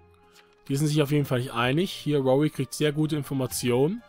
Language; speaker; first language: German; native; German